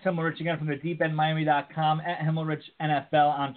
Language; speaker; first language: English; native; English